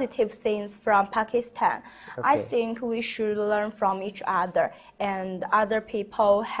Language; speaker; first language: English; non-native, learner; Chinese